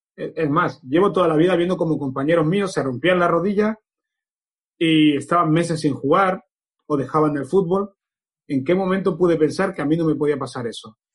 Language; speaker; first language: Spanish; native; Spanish